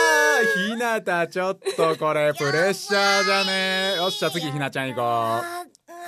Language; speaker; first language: Japanese; native; Japanese